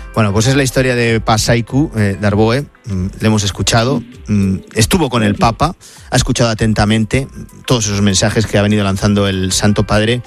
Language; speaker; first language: Spanish; native; Spanish